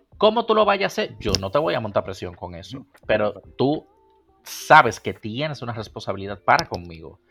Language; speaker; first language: Spanish; native; Spanish